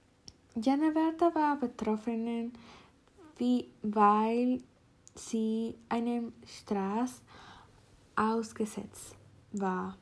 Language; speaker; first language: German; non-native, learner; Spanish